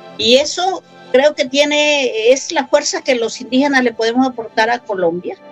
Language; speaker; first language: Spanish; non-native, local second language; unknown